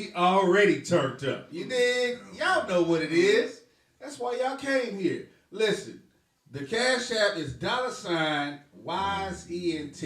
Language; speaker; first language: English; native; English